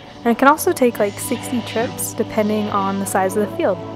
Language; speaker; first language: English; native; English